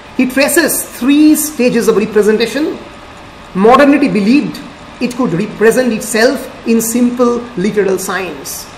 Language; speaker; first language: English; non-native, local second language; Bangla